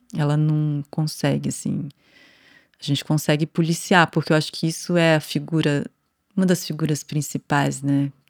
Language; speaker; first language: Portuguese; native; Portuguese